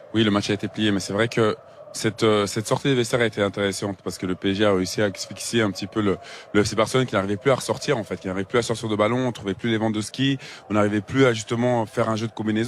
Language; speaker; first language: French; native; French